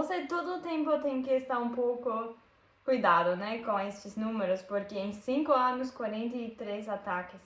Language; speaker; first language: Portuguese; non-native, learner; German